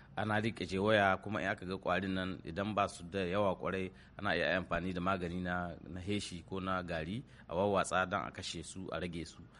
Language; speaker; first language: Hausa; native; Hausa